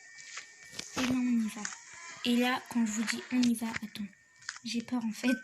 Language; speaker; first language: French; native; French